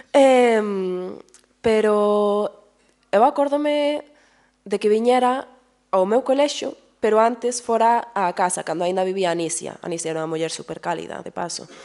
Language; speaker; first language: Galician; native; Galician